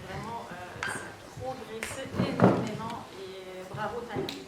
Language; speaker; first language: French; non-native, fluent; Russian